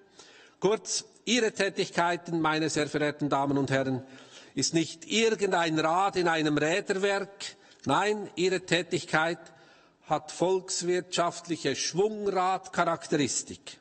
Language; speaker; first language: German; native; German